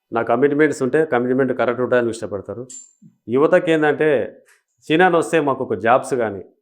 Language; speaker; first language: Telugu; native; Telugu